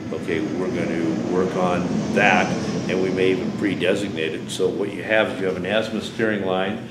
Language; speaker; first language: English; native; English